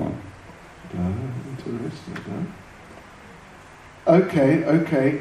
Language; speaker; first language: Russian; non-native, learner; English